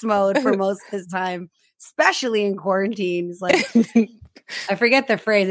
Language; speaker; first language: English; early bilingual, other home language; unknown